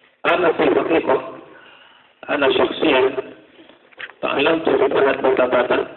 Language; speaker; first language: Arabic; non-native, fluent; Madurese